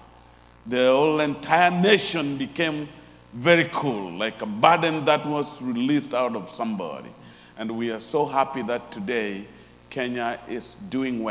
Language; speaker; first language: English; non-native, local second language; Luo (Kenya and Tanzania)